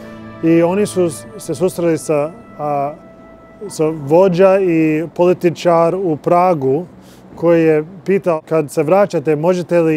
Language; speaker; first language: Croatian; non-native, learner; English